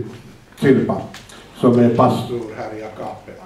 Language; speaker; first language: Swedish; non-native, fluent; Finnish